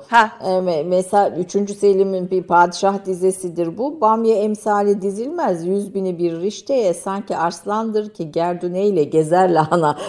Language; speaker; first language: Turkish; native; Turkish